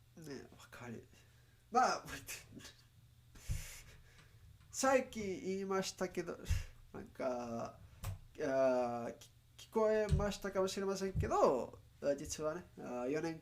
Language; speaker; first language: Japanese; non-native, learner; Spanish